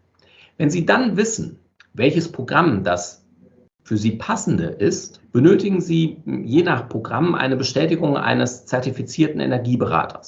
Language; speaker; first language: German; native; German